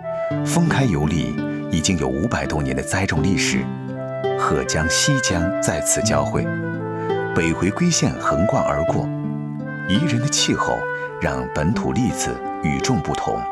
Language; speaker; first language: Chinese; native; Chinese